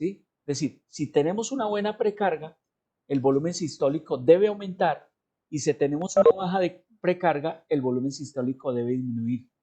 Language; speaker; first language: Spanish; native; Spanish